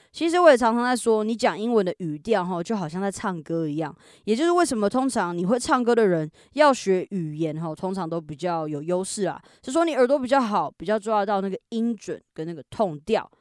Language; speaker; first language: Chinese; native; Chinese